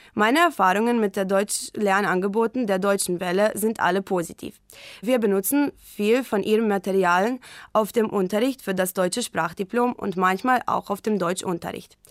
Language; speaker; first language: German; non-native, fluent; Croatian